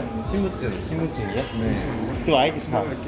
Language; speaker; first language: Spanish; non-native, learner; Korean